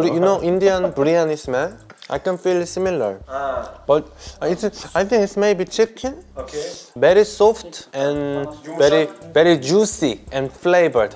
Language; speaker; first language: English; non-native, learner; Korean